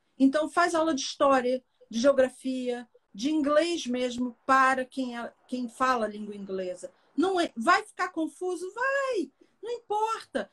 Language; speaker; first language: Portuguese; native; Portuguese